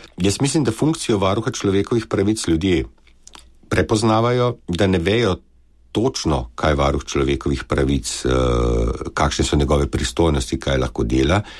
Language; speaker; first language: Slovenian; native; Slovenian